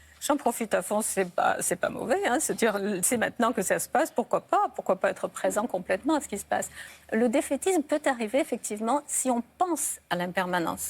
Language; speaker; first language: French; native; French